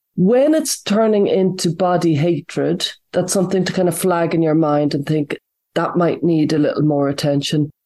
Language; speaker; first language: English; native; English